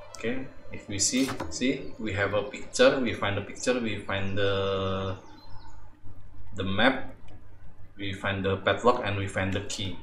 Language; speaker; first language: English; non-native, learner; Indonesian